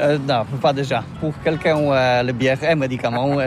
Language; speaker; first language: French; non-native, learner; Polish